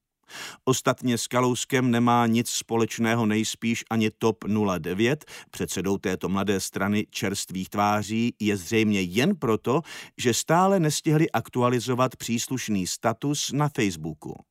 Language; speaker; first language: Czech; native; Czech